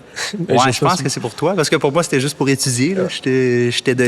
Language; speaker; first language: French; native; French